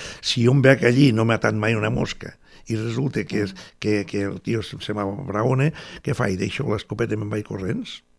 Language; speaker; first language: Catalan; native; Catalan